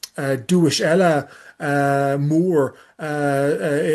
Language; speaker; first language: Irish; non-native, learner; English